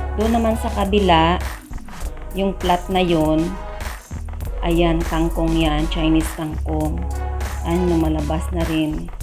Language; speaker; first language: Filipino; non-native, local second language; Hiligaynon